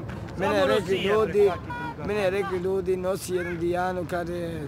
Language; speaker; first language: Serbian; non-native, local second language; Romany